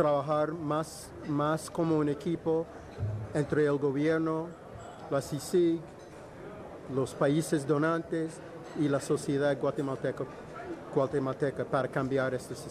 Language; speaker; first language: Spanish; non-native, fluent; English